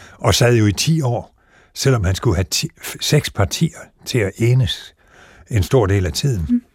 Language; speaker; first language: Danish; native; Danish